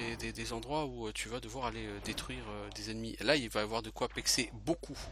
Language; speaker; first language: French; native; French